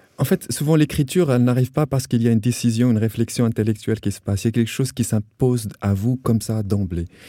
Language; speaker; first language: French; non-native, local second language; Arabic